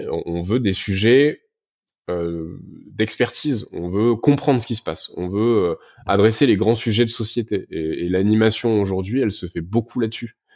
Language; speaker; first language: French; native; French